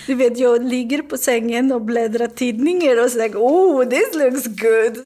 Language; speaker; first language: Swedish; non-native, learner; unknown